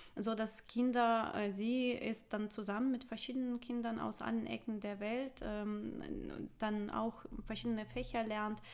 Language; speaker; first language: German; non-native, fluent; Russian